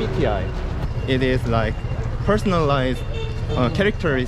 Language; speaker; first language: English; non-native, learner; Korean